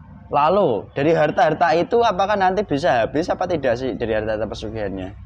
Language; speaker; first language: Indonesian; native; Indonesian